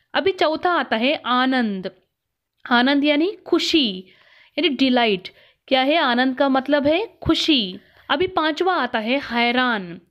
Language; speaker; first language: Hindi; non-native, local second language; Kannada